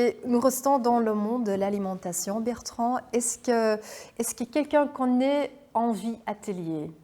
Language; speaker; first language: French; non-native, local second language; Dutch